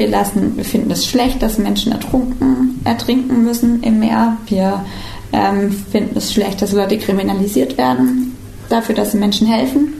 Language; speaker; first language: German; native; German